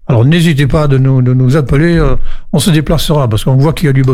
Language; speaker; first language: French; native; French